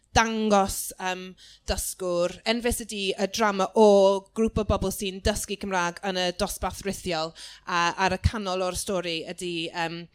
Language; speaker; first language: Welsh; non-native, learner; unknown